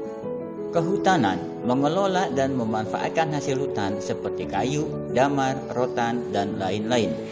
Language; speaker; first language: Indonesian; native; Indonesian